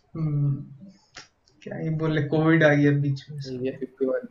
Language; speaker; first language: Hindi; native; Hindi